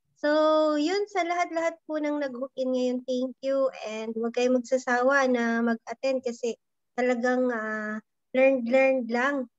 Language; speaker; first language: Filipino; native; Filipino